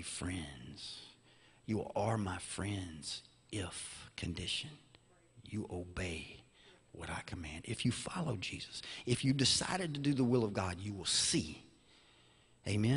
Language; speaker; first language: English; native; English